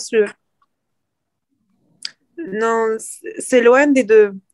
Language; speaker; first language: French; non-native, learner; Arabic